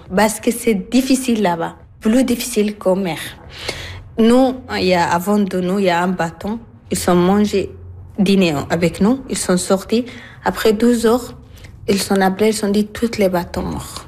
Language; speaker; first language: French; non-native, learner; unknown